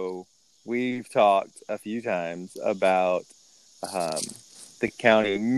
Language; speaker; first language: English; native; English